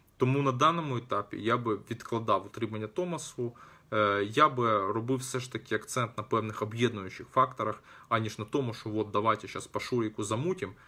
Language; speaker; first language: Ukrainian; non-native, local second language; Russian